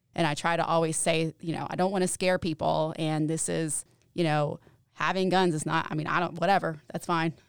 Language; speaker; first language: English; native; English